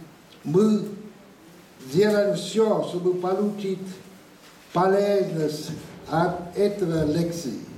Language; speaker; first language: Russian; non-native, fluent; Vietnamese